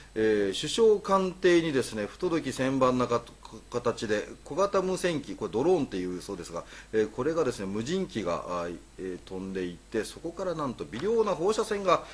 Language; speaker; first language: Japanese; native; Japanese